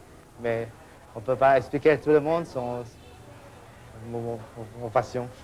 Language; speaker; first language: French; non-native, fluent; Vietnamese